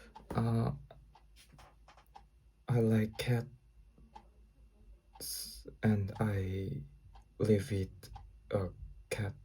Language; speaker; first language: English; non-native, learner; Korean